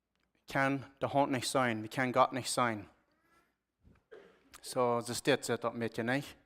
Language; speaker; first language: German; non-native, learner; Plautdietsch